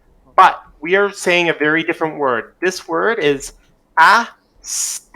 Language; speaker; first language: English; non-native, fluent; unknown